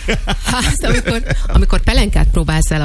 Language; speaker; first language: Hungarian; native; Hungarian